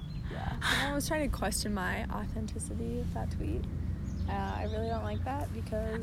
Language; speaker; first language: English; native; English